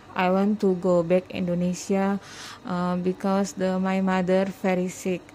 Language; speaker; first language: English; non-native, learner; Indonesian